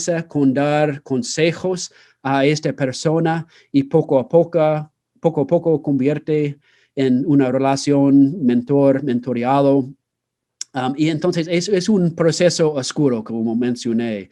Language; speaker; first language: Spanish; non-native, fluent; English